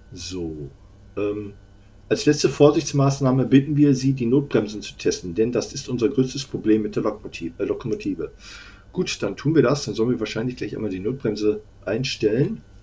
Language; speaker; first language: German; native; German